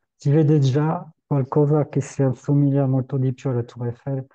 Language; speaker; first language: Italian; non-native, fluent; French